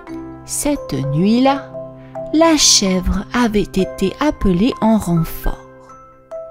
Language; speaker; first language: French; native; French